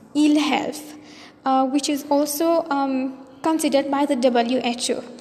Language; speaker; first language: English; non-native, local second language; Morisyen